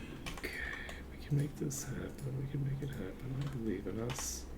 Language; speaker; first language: English; native; English